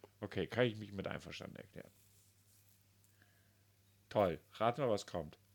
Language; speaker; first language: German; native; German